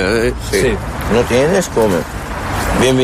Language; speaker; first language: Spanish; non-native, learner; Arabic